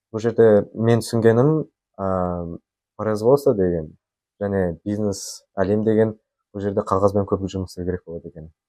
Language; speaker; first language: Kazakh; native; Kazakh